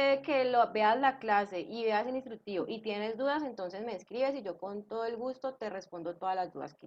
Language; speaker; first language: Spanish; native; Spanish